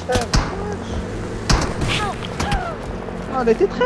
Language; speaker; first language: French; native; French